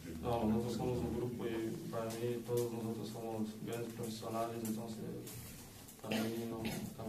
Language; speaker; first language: Spanish; non-native, fluent; Portuguese